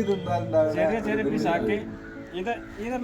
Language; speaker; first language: Malayalam; non-native, learner; Nepali